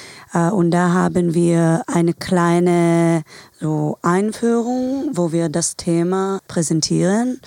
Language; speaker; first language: German; non-native, fluent; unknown